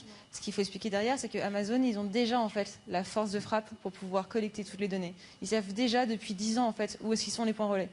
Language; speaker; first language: French; native; French